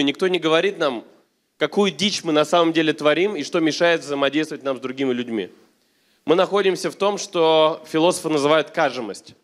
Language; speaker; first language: Russian; native; Russian